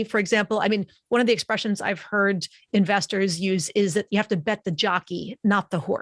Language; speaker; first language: English; native; English